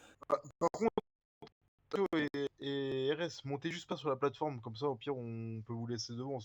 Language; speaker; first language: French; native; French